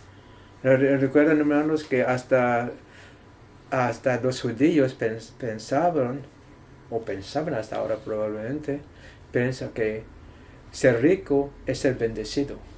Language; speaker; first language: Spanish; non-native, learner; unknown